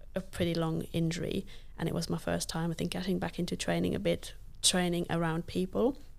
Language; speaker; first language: English; non-native, fluent; Luxembourgish